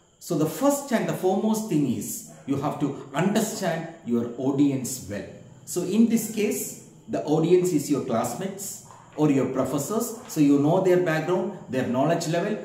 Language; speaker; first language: English; non-native, local second language; Malayalam